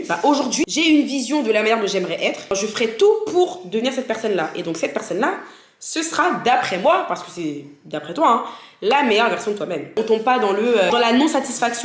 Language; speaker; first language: French; native; French